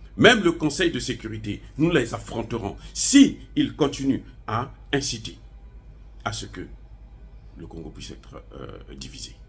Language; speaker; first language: French; non-native, local second language; Lingala